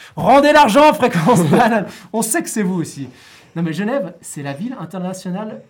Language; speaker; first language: French; native; French